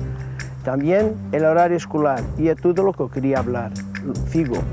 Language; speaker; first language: Spanish; non-native, learner; Portuguese